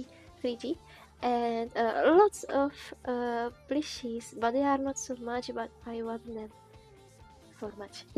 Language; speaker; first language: English; non-native, learner; Czech